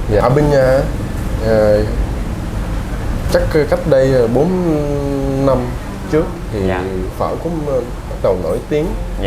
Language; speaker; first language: Vietnamese; early bilingual, heritage; Vietnamese